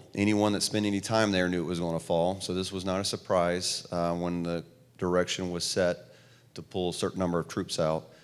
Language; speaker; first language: English; native; English